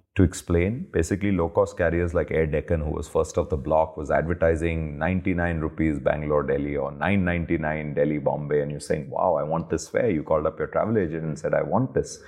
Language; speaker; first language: English; non-native, local second language; Hindi